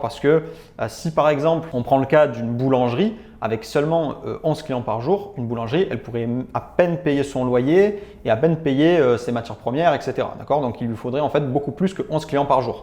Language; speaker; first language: French; native; French